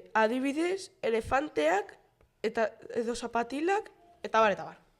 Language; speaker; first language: Basque; non-native, local second language; Spanish